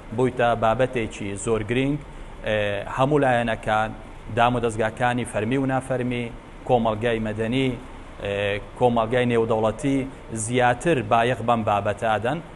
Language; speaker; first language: Central Kurdish; non-native, local second language; Assyrian Neo-Aramaic